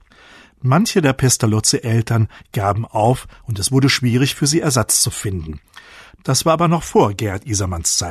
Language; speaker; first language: German; native; German